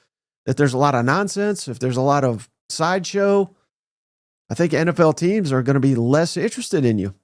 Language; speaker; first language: English; native; English